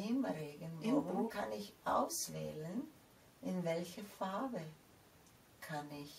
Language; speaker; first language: German; non-native, fluent; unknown